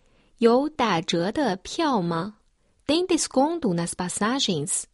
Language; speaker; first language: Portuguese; non-native, fluent; Chinese